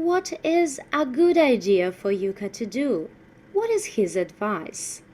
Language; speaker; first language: English; non-native, fluent; Russian